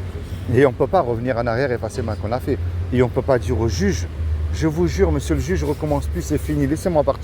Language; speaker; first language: French; native; French